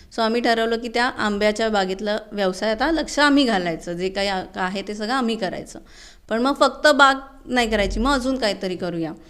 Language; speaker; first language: Marathi; native; Marathi